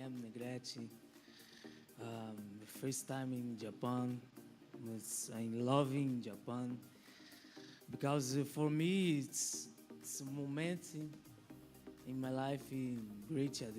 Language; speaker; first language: English; non-native, learner; Portuguese